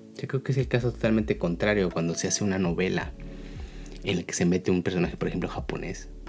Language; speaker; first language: Spanish; native; Spanish